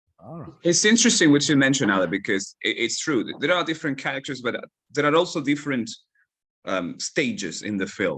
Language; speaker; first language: English; non-native, fluent; Spanish